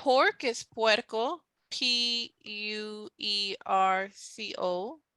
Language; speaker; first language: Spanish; non-native, fluent; English